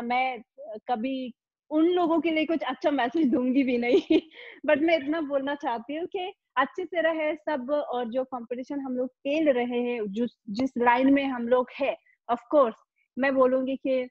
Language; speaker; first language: Hindi; non-native, fluent; Pashto